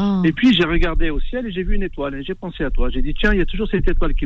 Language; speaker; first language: French; early bilingual, other home language; Arabic